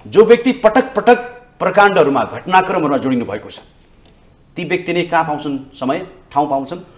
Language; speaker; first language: Nepali; native; Nepali